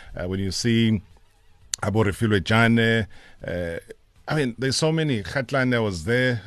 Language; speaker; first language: English; non-native, local second language; Zulu